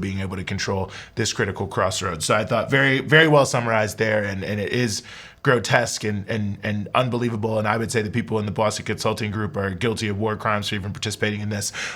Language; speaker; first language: English; native; English